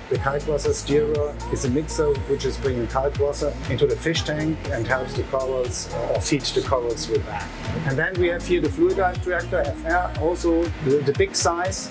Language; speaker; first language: English; non-native, fluent; German